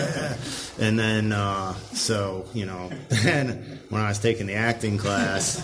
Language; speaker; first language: English; native; English